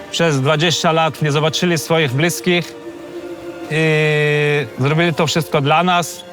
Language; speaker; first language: Polish; early bilingual, other home language; Chechen